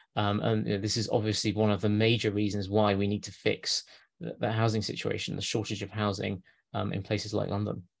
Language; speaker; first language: English; native; English